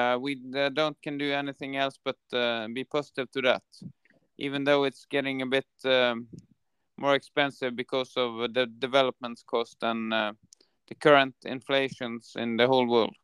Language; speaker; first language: English; non-native, fluent; Norwegian